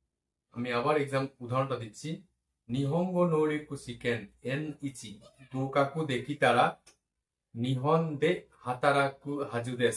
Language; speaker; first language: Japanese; non-native, fluent; Bangla